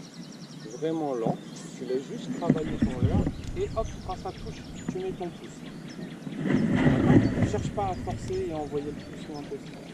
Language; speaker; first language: French; native; French